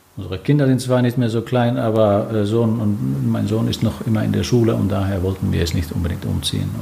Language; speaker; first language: German; non-native, fluent; Finnish